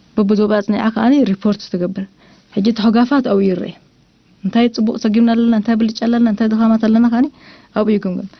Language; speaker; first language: Tigrinya; non-native, local second language; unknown